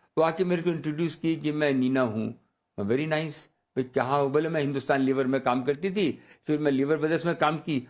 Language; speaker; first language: Hindi; native; Hindi